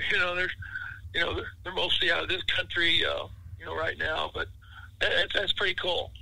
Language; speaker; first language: English; native; English